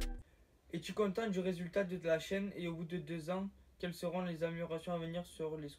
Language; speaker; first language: French; native; French